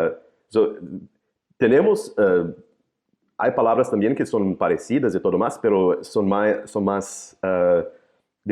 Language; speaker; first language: Spanish; non-native, fluent; Portuguese